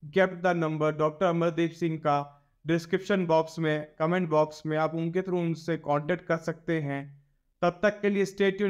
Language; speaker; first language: Hindi; native; Hindi